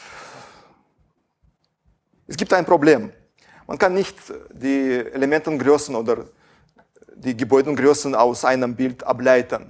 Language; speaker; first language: German; non-native, fluent; Russian